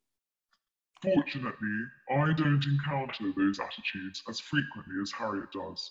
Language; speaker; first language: English; native; English